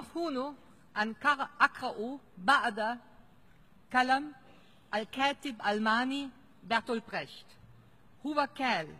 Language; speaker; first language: Arabic; non-native, fluent; German